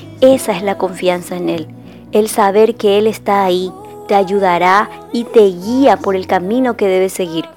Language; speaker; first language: Spanish; native; Spanish